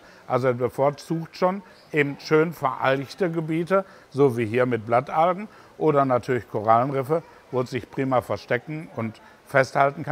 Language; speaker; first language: German; native; German